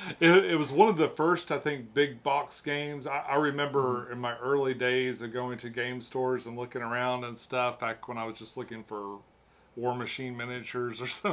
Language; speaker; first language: English; native; English